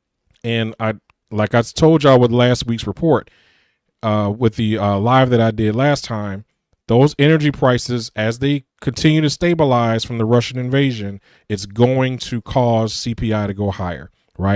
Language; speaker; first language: English; native; English